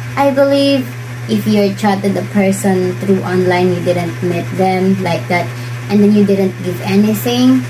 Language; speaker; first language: English; non-native, local second language; Cebuano